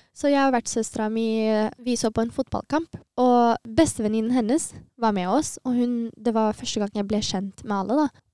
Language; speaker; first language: Norwegian; early bilingual, other home language; Tigrinya